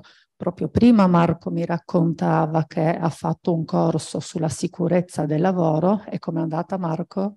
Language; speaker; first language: Italian; native; Italian